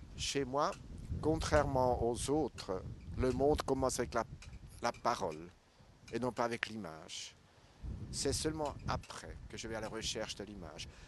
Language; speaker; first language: French; non-native, local second language; German